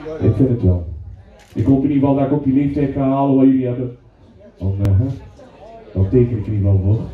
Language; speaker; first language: Dutch; early bilingual, other home language; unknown